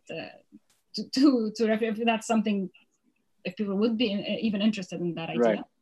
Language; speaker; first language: English; non-native, fluent; Arabic